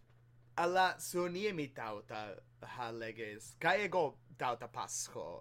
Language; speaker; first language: Greek; non-native, fluent; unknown